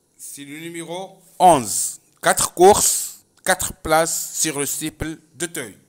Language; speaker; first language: French; non-native, local second language; Arabic